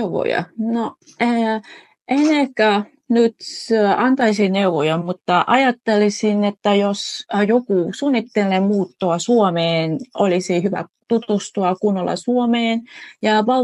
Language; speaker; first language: Finnish; non-native, fluent; Vietnamese